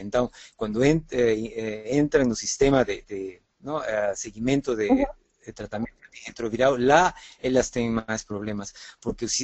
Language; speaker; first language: Portuguese; non-native, fluent; Spanish